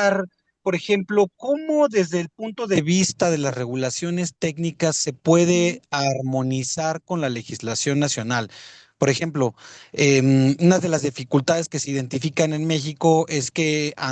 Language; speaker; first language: Spanish; native; Spanish